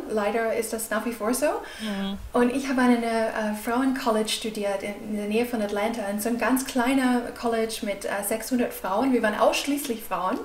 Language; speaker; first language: German; non-native, fluent; English